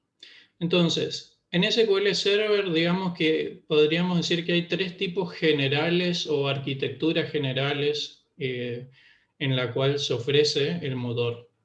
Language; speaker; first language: Spanish; native; Spanish